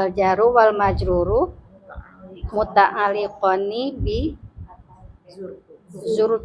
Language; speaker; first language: Arabic; non-native, learner; Indonesian